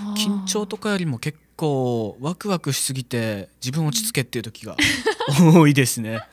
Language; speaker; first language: Japanese; native; Japanese